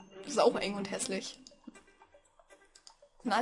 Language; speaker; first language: German; native; German